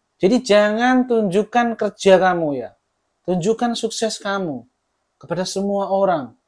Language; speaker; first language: Indonesian; non-native, local second language; Javanese